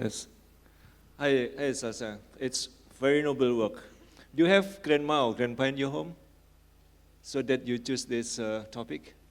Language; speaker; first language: English; non-native, fluent; Indonesian